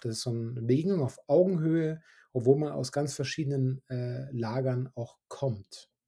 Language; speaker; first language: German; native; German